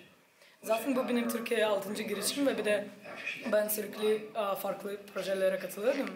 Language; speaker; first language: Turkish; non-native, fluent; Russian